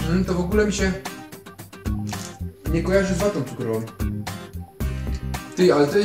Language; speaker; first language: Polish; native; Polish